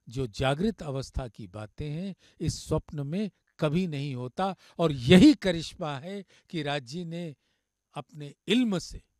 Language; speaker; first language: Hindi; native; Hindi